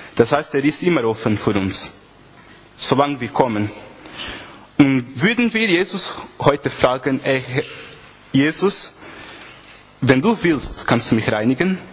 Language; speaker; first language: German; non-native, fluent; Portuguese